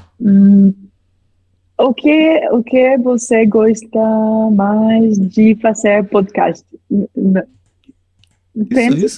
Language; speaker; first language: Portuguese; non-native, learner; Spanish